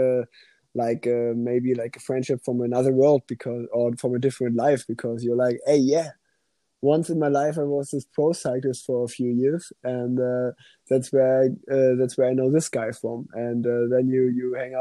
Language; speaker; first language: English; non-native, fluent; German